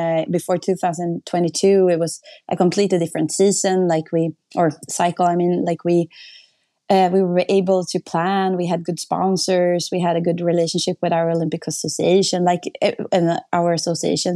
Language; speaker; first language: English; non-native, fluent; Swedish